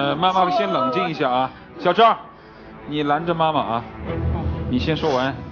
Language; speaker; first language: Chinese; native; Chinese